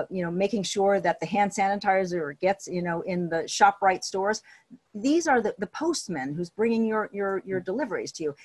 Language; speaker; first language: English; native; English